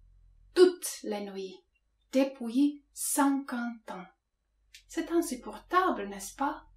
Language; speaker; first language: French; non-native, fluent; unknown